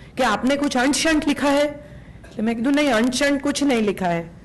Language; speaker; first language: Hindi; non-native, local second language; Gujarati